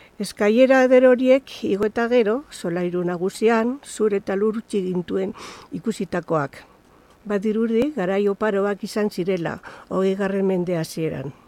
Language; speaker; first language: Basque; non-native, local second language; Spanish